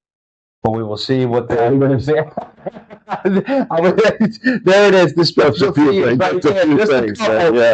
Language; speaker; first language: English; native; English